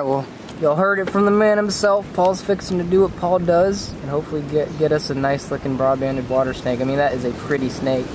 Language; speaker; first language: English; native; English